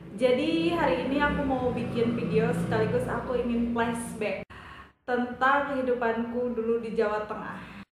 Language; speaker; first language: Indonesian; native; Indonesian